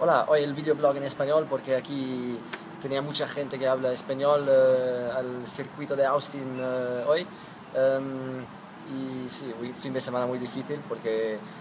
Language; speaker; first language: Spanish; non-native, learner; German